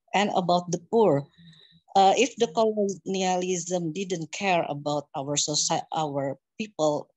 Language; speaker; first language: English; non-native, learner; Indonesian